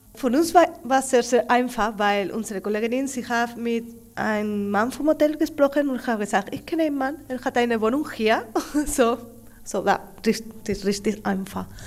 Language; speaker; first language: German; non-native, learner; Spanish